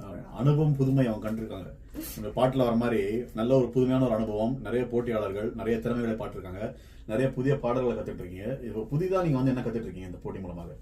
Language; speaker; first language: Tamil; native; Tamil